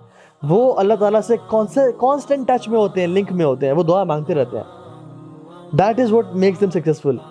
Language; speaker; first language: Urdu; native; Urdu